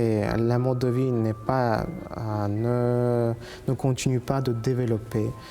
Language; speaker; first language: French; non-native, fluent; Uzbek